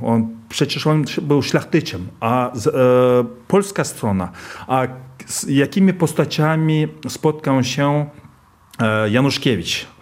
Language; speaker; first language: Polish; non-native, fluent; Kazakh